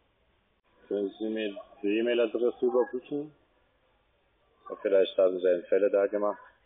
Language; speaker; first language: German; non-native, fluent; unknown